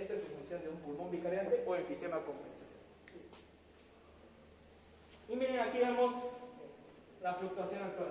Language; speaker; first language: Spanish; native; Spanish